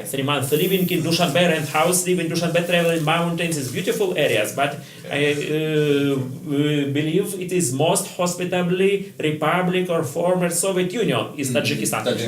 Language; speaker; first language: English; non-native, learner; Russian